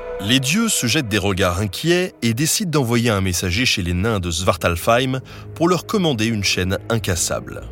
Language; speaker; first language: French; native; French